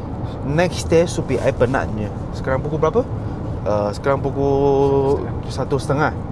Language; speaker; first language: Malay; non-native, local second language; Chinese